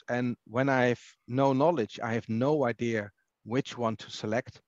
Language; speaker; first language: English; non-native, fluent; Dutch